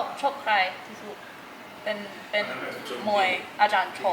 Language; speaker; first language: Thai; non-native, learner; English